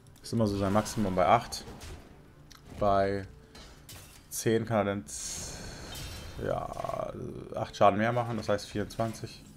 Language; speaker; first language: German; native; German